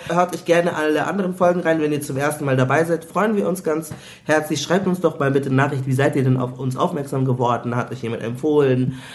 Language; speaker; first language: German; early bilingual, other home language; Igbo